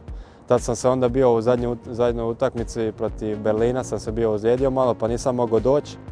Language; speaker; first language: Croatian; early bilingual, heritage; Croatian